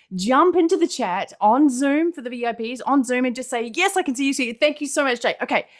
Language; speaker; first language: English; native; English